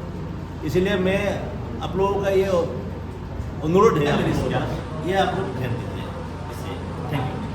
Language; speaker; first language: Hindi; non-native, local second language; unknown